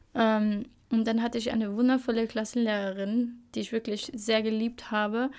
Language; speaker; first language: German; early bilingual, other home language; Albanian